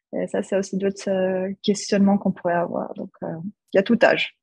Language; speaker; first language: French; non-native, fluent; German